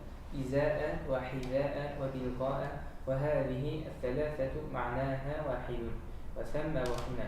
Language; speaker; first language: Arabic; non-native, learner; Uzbek